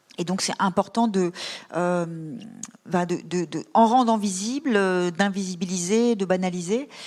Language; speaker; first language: French; native; French